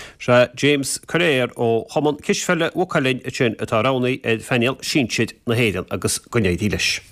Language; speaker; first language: Irish; native; Irish